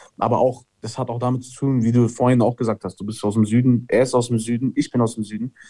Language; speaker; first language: German; early bilingual, other home language; Italian